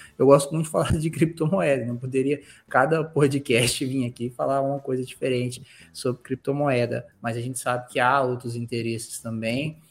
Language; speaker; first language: Portuguese; native; Portuguese